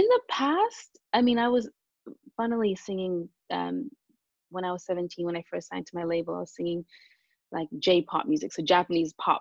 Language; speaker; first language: English; early bilingual, other home language; Japanese